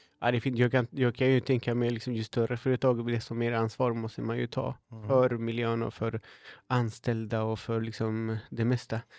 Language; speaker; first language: Swedish; non-native, fluent; Spanish